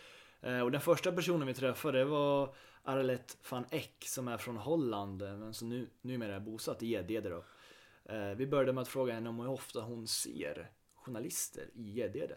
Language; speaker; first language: Swedish; native; Swedish